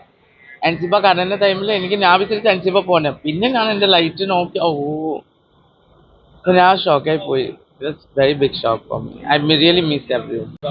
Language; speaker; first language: Malayalam; non-native, learner; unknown